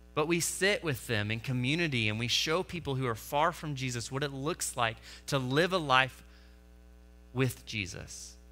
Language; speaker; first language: English; native; English